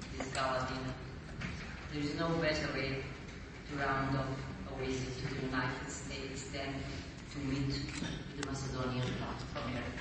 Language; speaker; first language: English; non-native, fluent; Macedonian